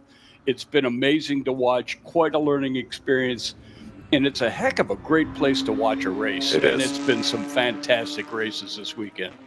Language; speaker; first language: English; native; English